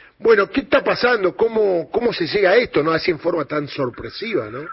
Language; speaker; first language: Spanish; native; Spanish